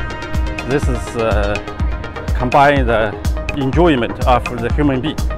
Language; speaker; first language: English; non-native, learner; Chinese